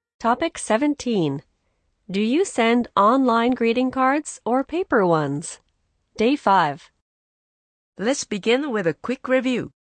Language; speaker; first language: English; native; English